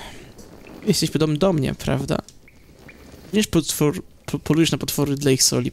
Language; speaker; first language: Polish; native; Polish